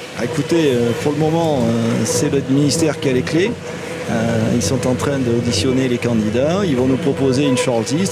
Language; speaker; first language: French; native; French